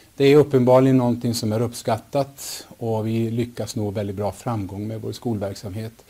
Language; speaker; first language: Swedish; native; Swedish